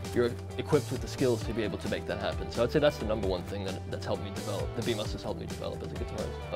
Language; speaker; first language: English; native; English